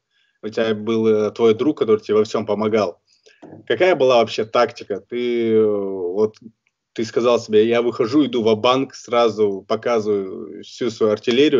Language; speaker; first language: Russian; native; Russian